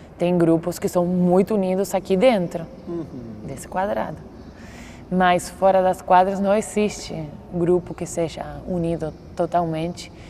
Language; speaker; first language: Portuguese; non-native, fluent; Spanish